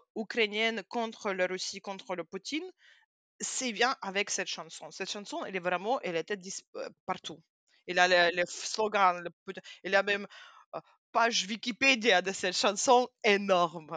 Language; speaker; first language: French; non-native, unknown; Russian